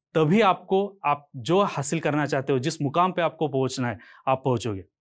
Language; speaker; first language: Hindi; non-native, local second language; Marathi